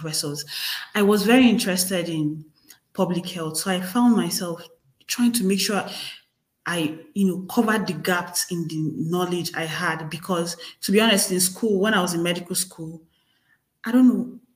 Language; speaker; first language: English; non-native, local second language; Igbo